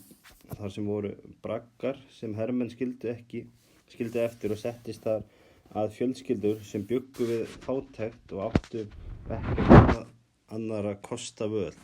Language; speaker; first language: Icelandic; native; Icelandic